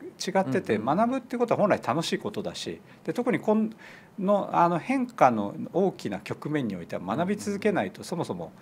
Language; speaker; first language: Japanese; native; Japanese